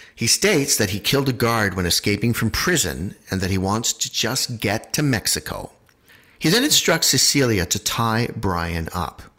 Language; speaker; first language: English; native; English